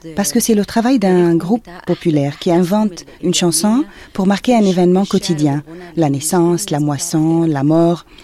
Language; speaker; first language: French; non-native, fluent; Arabic